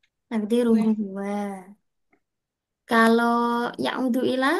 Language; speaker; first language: Arabic; non-native, fluent; Indonesian